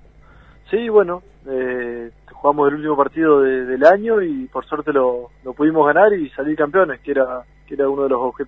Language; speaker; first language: Spanish; native; Spanish